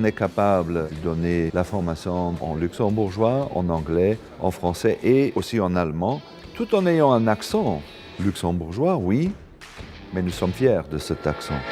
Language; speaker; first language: French; non-native, local second language; Luxembourgish